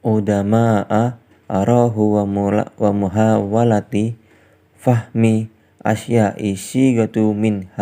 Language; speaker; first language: Arabic; non-native, learner; Indonesian